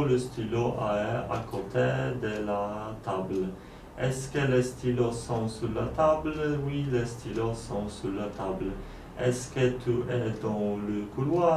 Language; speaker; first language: French; non-native, learner; Polish